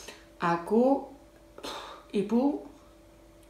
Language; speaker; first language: Indonesian; non-native, learner; Spanish